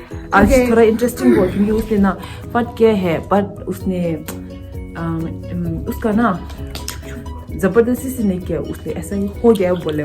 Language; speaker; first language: Hindi; non-native, local second language; Tibetan